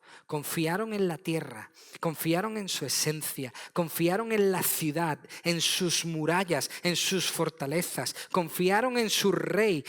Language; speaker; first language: Spanish; native; Spanish